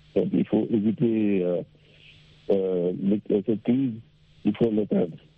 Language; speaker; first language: French; non-native, local second language; Wolof